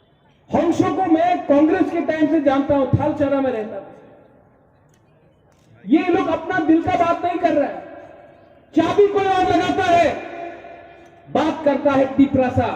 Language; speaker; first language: Hindi; non-native, local second language; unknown